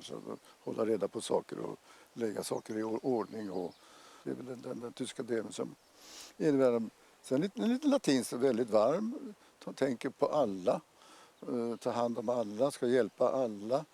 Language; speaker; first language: Swedish; native; Swedish